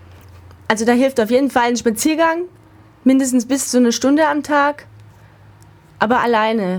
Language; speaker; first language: German; native; German